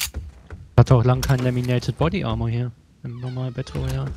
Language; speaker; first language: German; native; German